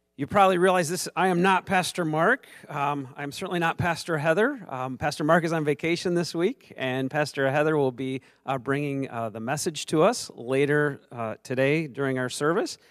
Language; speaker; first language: English; native; English